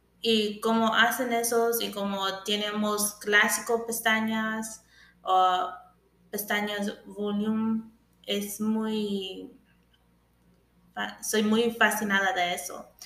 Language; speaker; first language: Spanish; early bilingual, heritage; English